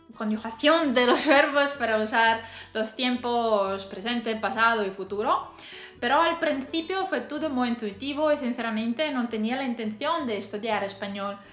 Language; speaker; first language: Spanish; non-native, fluent; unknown